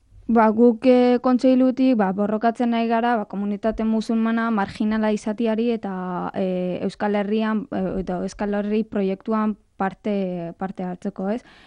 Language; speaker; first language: Basque; non-native, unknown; Arabic